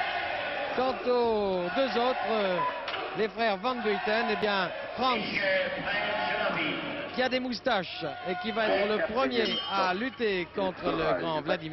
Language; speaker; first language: French; native; French